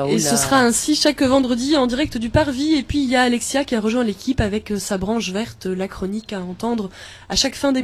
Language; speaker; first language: French; native; French